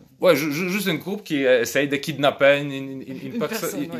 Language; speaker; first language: French; non-native, fluent; Polish